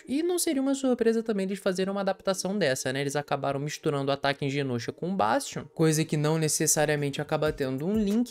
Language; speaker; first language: Portuguese; native; Portuguese